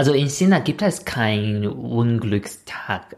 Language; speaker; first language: German; non-native, fluent; Chinese